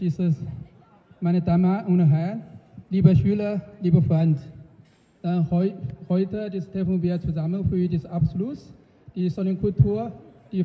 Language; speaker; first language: German; non-native, learner; Chinese